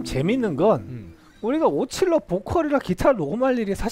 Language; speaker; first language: Korean; native; Korean